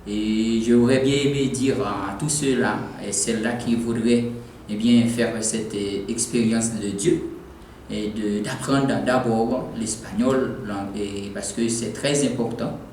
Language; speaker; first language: French; non-native, local second language; Haitian Creole